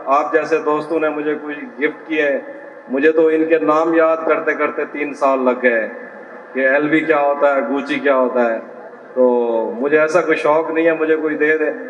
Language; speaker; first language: Urdu; non-native, local second language; Saraiki